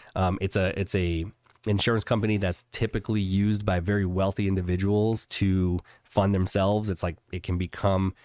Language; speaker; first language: English; native; English